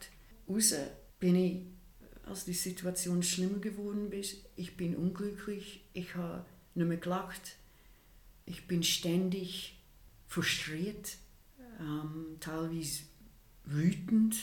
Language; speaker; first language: German; non-native, fluent; English